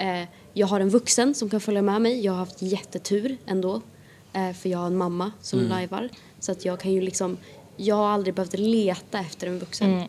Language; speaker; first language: Swedish; native; Swedish